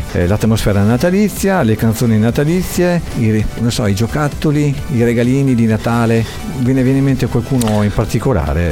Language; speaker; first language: Italian; native; Italian